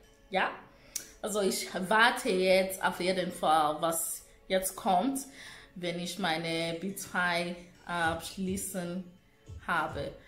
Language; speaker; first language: German; non-native, learner; Shona